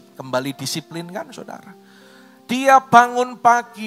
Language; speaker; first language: Indonesian; native; Indonesian